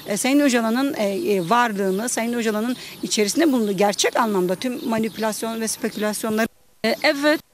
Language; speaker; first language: Turkish; native; Turkish